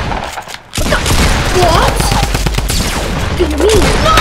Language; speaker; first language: English; native; English